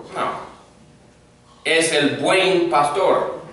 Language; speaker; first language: Spanish; non-native, fluent; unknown